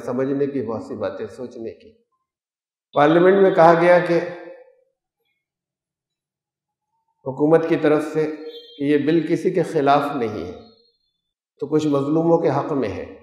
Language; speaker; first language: Urdu; native; Urdu